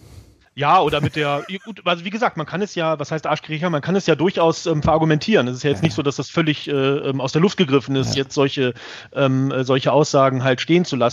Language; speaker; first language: German; native; German